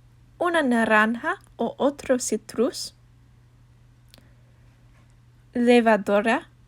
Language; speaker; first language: Spanish; non-native, learner; English